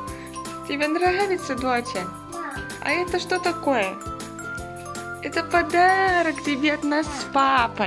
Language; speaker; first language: Russian; native; Russian